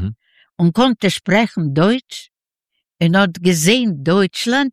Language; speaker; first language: German; non-native, learner; Yiddish